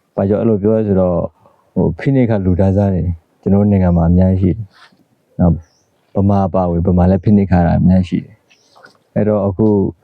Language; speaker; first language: Burmese; non-native, local second language; S'gaw Karen